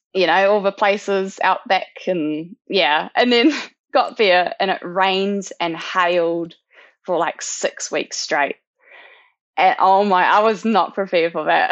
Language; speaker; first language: English; native; English